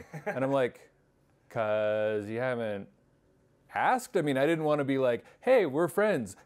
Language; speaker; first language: English; native; English